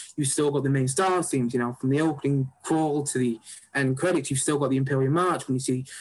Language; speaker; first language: English; native; English